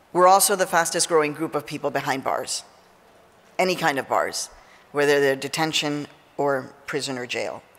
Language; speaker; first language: English; early bilingual, other home language; Spanish